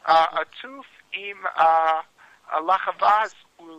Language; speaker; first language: Hebrew; non-native, learner; English